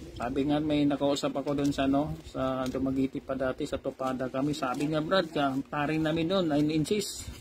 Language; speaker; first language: Filipino; non-native, local second language; Cebuano